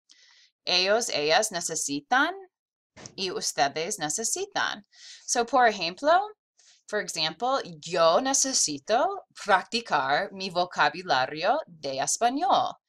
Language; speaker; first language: Spanish; non-native, fluent; English